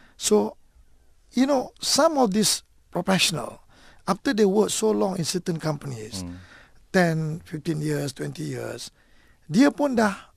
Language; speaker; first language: English; non-native, local second language; Malay